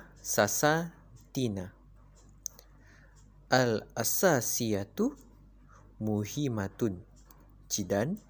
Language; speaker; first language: Arabic; non-native, learner; Malay